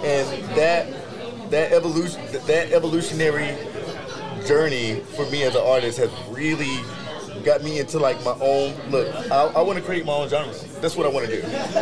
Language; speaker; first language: English; native; English